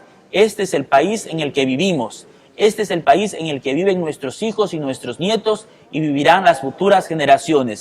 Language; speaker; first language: Spanish; native; Spanish